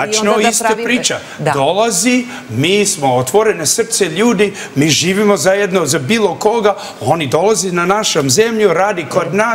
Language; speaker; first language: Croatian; early bilingual, heritage; English